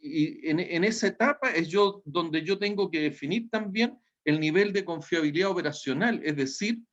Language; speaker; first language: Spanish; native; Spanish